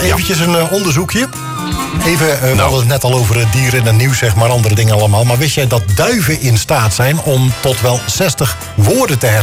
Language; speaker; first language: Dutch; native; Dutch